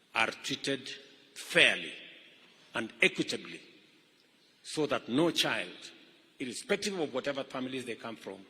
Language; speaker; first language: English; non-native, local second language; Kalenjin